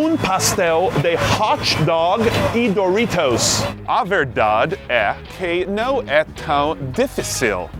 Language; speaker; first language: Portuguese; non-native, fluent; English